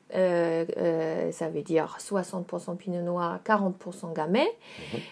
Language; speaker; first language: French; non-native, fluent; German